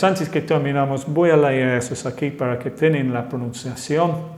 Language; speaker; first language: Spanish; non-native, fluent; English